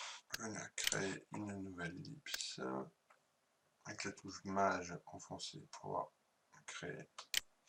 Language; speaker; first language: French; native; French